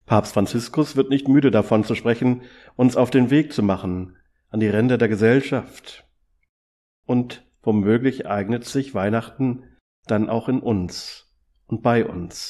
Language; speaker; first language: German; native; German